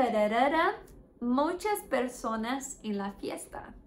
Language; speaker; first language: Spanish; non-native, fluent; Portuguese